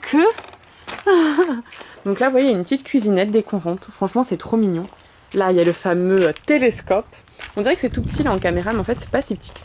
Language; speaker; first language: French; native; French